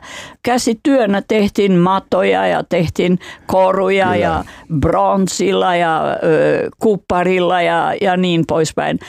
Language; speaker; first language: Finnish; non-native, fluent; Albanian